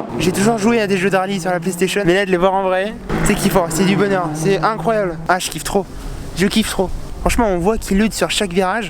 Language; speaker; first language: French; native; French